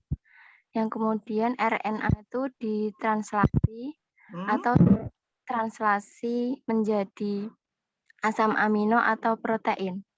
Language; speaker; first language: Indonesian; native; Indonesian